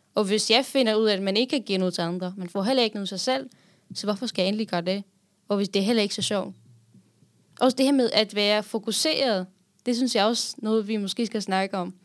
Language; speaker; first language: Danish; non-native, fluent; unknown